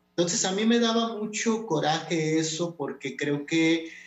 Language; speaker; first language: Spanish; non-native, local second language; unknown